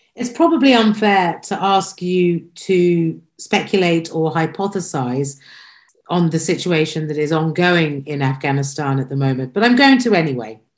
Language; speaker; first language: English; native; English